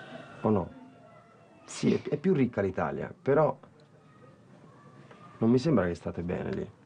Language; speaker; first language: Italian; native; Italian